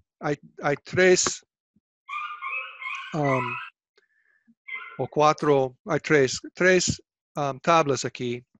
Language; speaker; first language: Spanish; non-native, fluent; English